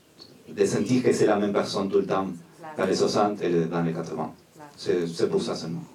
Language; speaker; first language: French; non-native, fluent; Spanish